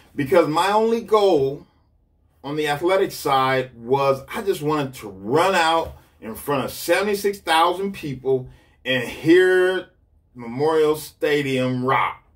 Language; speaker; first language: English; native; English